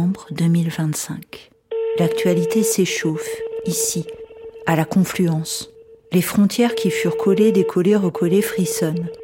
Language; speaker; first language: French; native; French